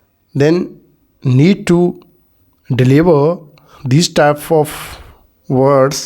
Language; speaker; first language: English; non-native, learner; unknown